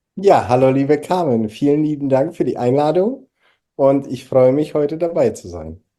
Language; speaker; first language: German; early bilingual, other home language; Czech